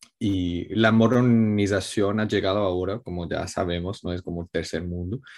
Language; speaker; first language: Spanish; non-native, fluent; Italian